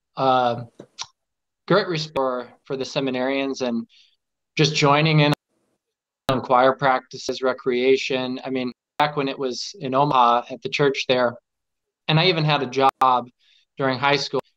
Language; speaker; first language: English; native; English